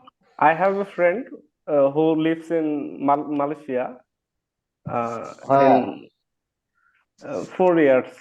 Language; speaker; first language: English; non-native, learner; Bangla